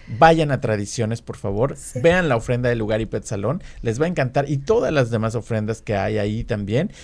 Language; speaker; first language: Spanish; native; Spanish